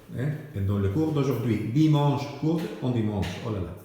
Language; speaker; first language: French; non-native, fluent; Spanish